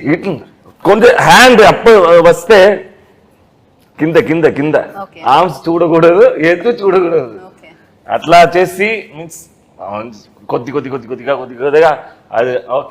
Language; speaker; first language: Telugu; non-native, fluent; Tamil